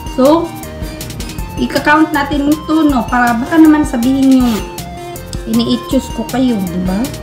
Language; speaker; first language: Filipino; non-native, local second language; Cebuano